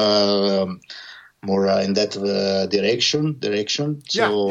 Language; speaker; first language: English; non-native, learner; Italian